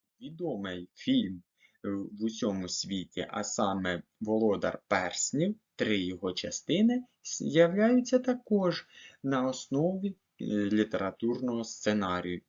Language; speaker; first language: Ukrainian; native; Ukrainian